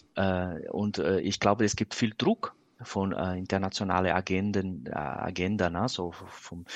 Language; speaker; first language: German; non-native, fluent; Portuguese